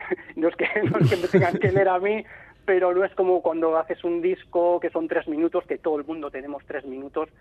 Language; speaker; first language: Spanish; native; Spanish